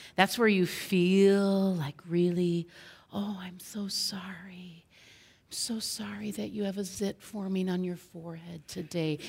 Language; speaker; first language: English; native; English